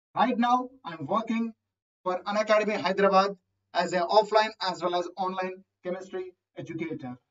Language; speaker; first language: English; non-native, local second language; Telugu